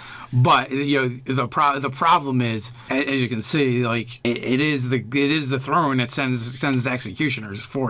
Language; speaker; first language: English; native; English